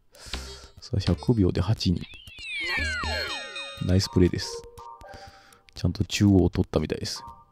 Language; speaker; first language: Japanese; native; Japanese